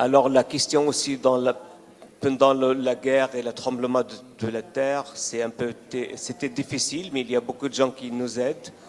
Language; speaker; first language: French; non-native, fluent; Arabic